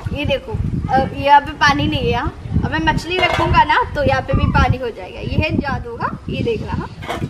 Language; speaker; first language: Hindi; non-native, local second language; Bangla